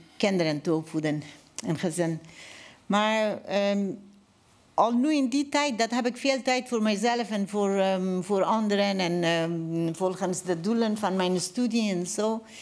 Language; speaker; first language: Dutch; non-native, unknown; Persian